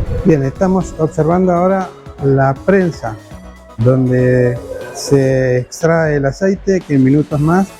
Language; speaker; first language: Spanish; native; Spanish